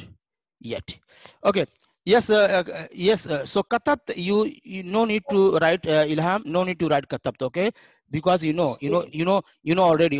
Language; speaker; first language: English; non-native, fluent; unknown